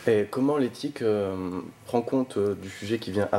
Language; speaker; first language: French; native; French